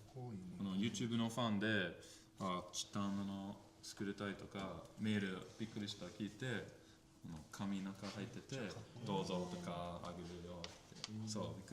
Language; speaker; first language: Japanese; non-native, learner; English